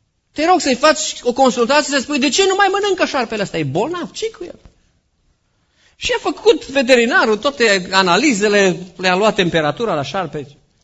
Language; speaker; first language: Romanian; native; Romanian